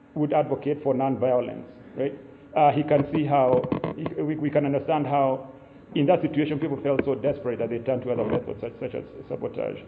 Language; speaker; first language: English; non-native, local second language; Kikuyu